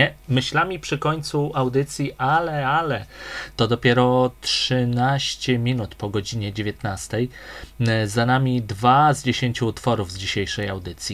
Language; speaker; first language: Polish; native; Polish